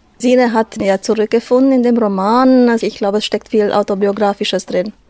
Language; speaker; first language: German; native; German